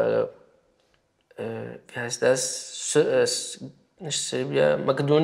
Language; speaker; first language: German; non-native, learner; Arabic